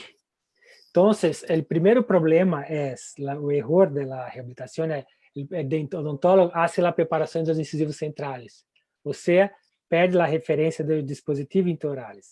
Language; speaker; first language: Spanish; non-native, fluent; Portuguese